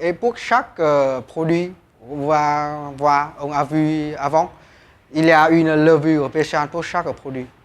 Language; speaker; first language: French; non-native, learner; Vietnamese